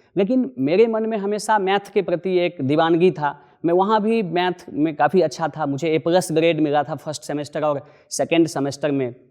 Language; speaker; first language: Hindi; non-native, local second language; Maithili